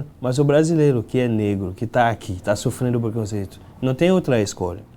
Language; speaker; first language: Portuguese; non-native, fluent; Haitian Creole